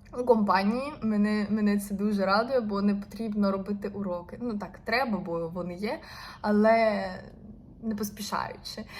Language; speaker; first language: Ukrainian; non-native, local second language; Russian